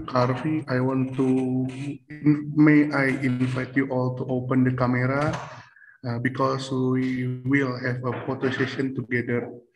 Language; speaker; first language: English; non-native, fluent; Indonesian